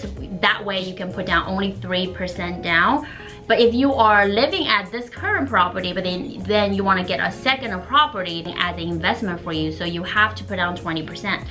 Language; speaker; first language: English; non-native, fluent; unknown